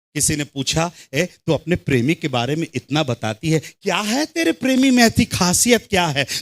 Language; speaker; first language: Hindi; non-native, local second language; Telugu